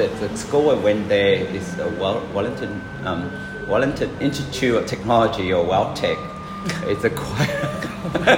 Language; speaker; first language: English; non-native, fluent; Vietnamese